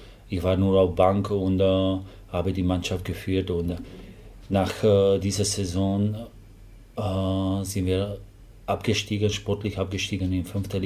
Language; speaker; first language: German; non-native, fluent; Slovak